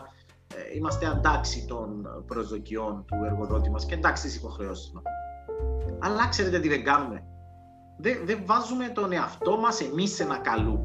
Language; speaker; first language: Greek; native; Greek